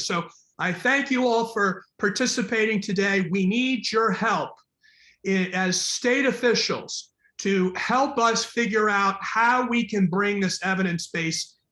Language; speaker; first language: English; native; English